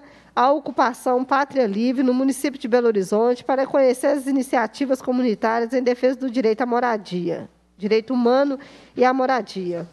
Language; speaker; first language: Portuguese; native; Portuguese